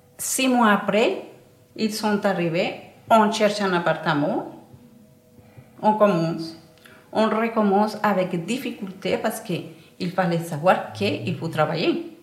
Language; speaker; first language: French; non-native, learner; Spanish